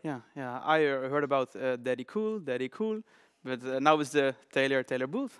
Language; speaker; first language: English; non-native, fluent; Dutch